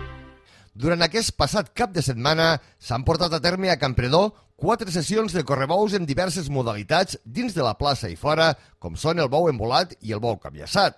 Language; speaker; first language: Catalan; native; Catalan